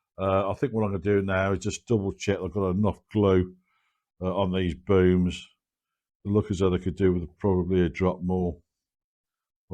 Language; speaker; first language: English; native; English